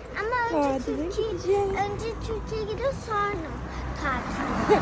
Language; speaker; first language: Turkish; early bilingual, heritage; Turkish